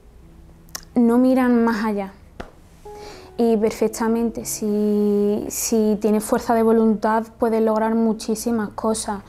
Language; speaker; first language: Spanish; early bilingual, other home language; Arabic